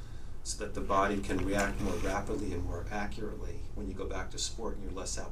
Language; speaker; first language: English; native; English